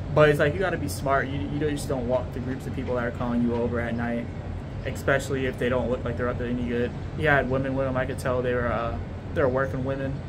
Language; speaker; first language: English; native; English